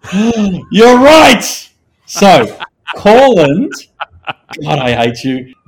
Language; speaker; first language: English; native; English